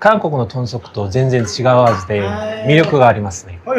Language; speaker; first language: Japanese; non-native, fluent; Korean